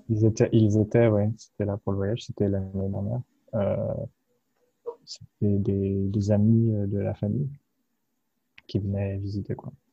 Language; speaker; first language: French; native; French